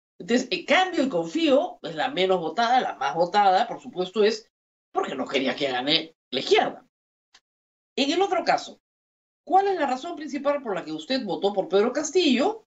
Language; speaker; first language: Spanish; native; Spanish